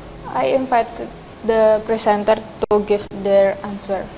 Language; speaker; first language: English; non-native, learner; Indonesian